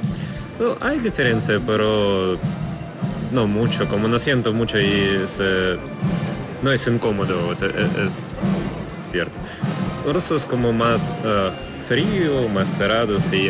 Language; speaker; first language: Spanish; non-native, learner; Russian